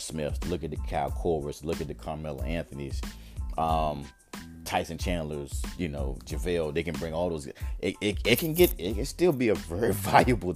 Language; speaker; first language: English; native; English